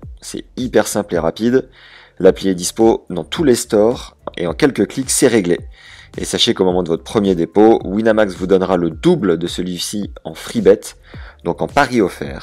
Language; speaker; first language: French; native; French